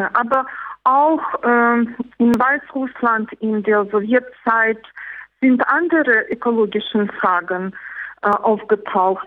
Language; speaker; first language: German; non-native, fluent; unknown